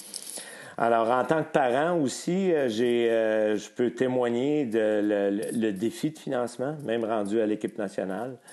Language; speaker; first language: French; native; French